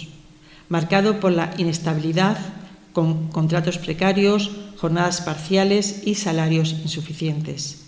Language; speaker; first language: Spanish; native; Spanish